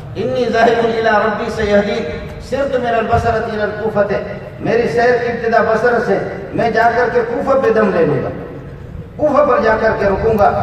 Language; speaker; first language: Urdu; non-native, local second language; Brahui